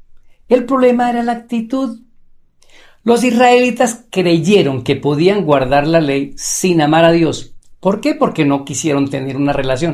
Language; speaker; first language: Spanish; native; Spanish